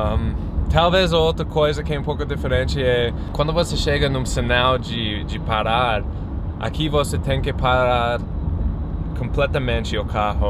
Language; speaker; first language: Portuguese; non-native, fluent; English